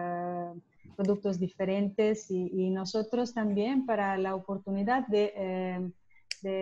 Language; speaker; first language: Spanish; non-native, learner; Italian